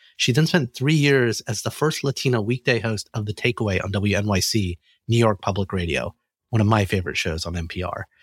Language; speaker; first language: English; native; English